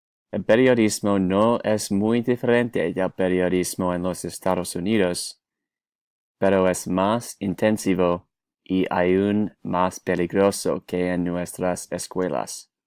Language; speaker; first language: Spanish; non-native, learner; English